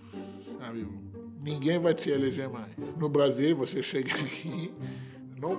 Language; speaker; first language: Portuguese; non-native, fluent; Hebrew